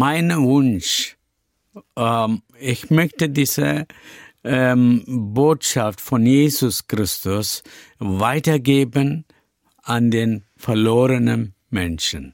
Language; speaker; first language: German; non-native, learner; Tamil